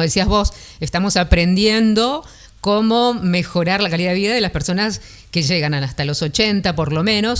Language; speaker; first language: Spanish; native; Spanish